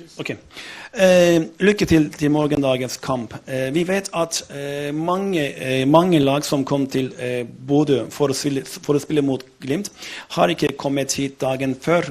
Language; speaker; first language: Norwegian; non-native, fluent; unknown